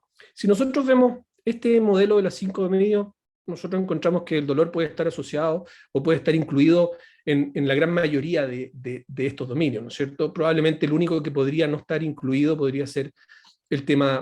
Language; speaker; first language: Spanish; native; Spanish